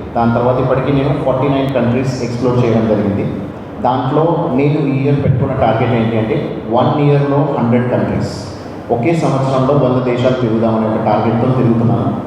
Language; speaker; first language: Telugu; native; Telugu